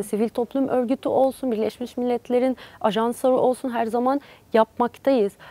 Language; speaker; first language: Turkish; non-native, fluent; Arabic